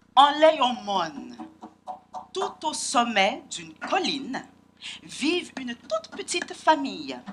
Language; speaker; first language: French; non-native, local second language; Haitian Creole